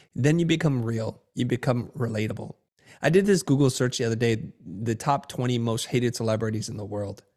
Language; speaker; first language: English; early bilingual, other home language; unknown